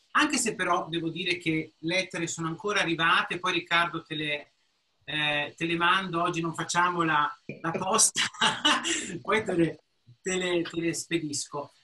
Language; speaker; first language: Italian; native; Italian